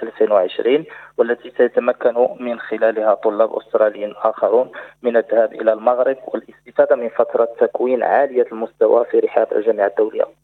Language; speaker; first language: Arabic; native; Arabic